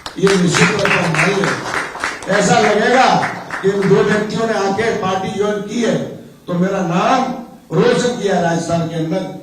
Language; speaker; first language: Hindi; native; Hindi